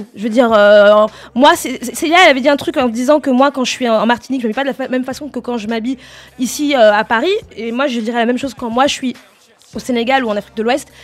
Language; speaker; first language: French; native; French